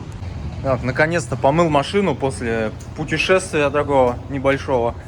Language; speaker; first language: Russian; native; Russian